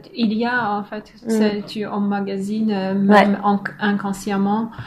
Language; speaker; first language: French; non-native, fluent; Polish